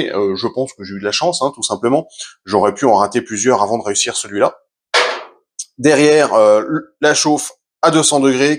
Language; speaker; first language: French; native; French